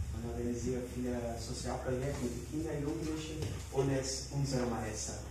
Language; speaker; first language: German; non-native, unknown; Portuguese